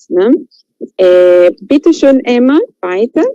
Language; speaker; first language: German; non-native, fluent; Portuguese